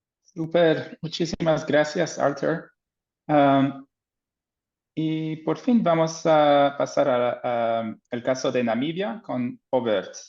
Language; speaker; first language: Spanish; non-native, fluent; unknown